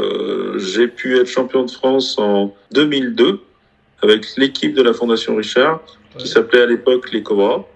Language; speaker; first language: French; native; French